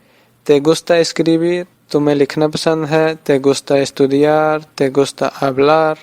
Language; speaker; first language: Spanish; non-native, fluent; Urdu